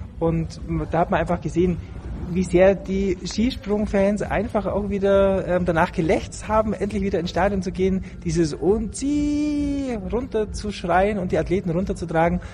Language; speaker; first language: German; native; German